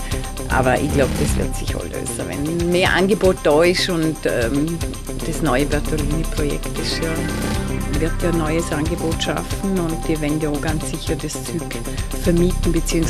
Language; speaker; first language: German; native; German